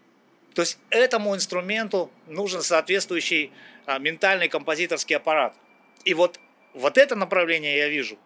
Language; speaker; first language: Russian; native; Russian